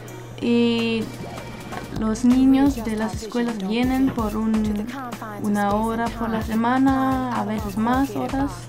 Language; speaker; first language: Spanish; non-native, learner; German